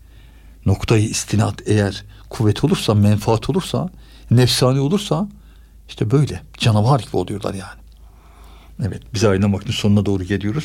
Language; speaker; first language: Turkish; native; Turkish